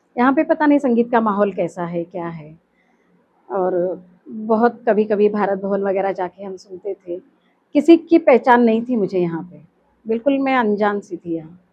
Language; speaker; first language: Hindi; non-native, local second language; Kannada